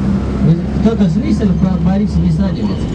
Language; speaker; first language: Russian; non-native, learner; Nepali